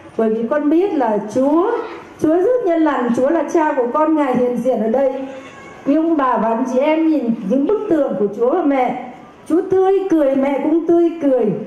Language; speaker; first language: Vietnamese; native; Vietnamese